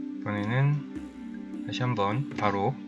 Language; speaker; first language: Korean; native; Korean